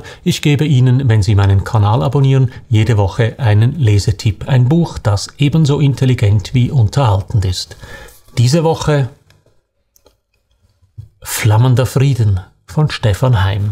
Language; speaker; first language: German; native; German